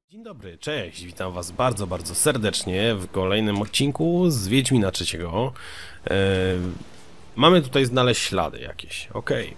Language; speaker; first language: Polish; native; Polish